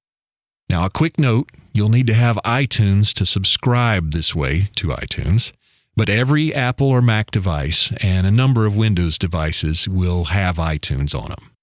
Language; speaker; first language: English; native; English